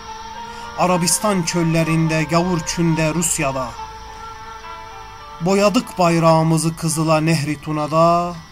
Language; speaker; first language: Turkish; early bilingual, heritage; Turkish